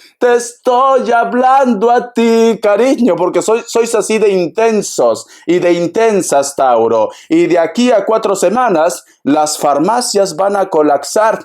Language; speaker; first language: Spanish; native; Spanish